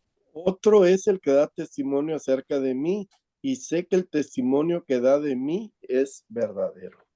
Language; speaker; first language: Spanish; native; Spanish